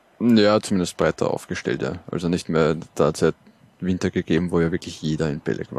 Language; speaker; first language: German; native; German